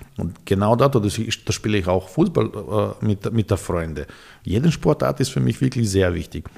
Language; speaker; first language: German; non-native, fluent; Serbian